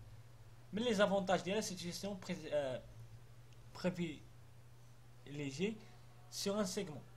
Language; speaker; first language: French; non-native, local second language; Arabic